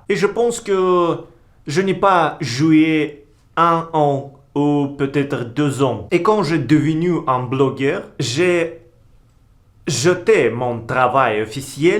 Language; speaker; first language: French; non-native, learner; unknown